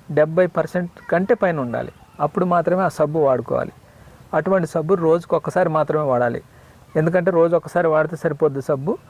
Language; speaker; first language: Telugu; non-native, local second language; Koya